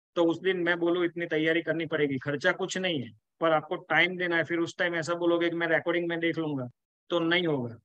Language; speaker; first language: Hindi; non-native, local second language; Gujarati